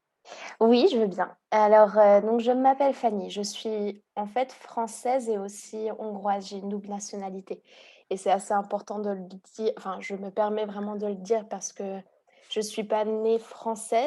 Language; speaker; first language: French; early bilingual, heritage; Hungarian